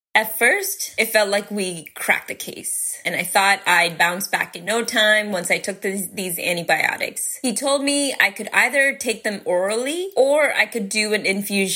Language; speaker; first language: English; early bilingual, other home language; Gujarati